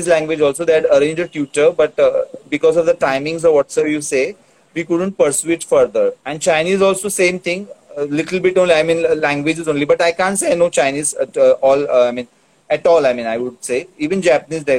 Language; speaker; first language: English; non-native, local second language; Tulu